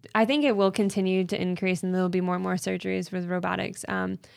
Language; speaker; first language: English; native; English